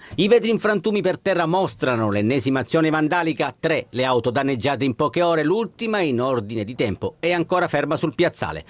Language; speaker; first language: Italian; native; Italian